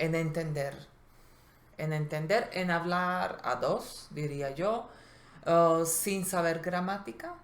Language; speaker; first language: Spanish; non-native, fluent; Slovak